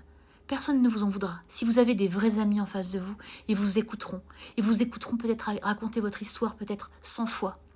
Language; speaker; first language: French; native; French